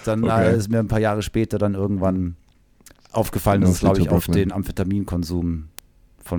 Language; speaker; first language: German; native; German